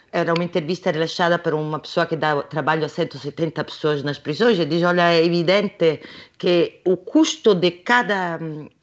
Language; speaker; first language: Portuguese; non-native, fluent; Italian